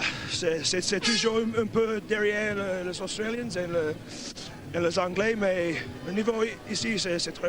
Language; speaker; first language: French; non-native, fluent; English